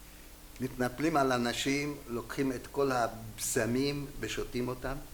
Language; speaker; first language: Hebrew; non-native, fluent; Hungarian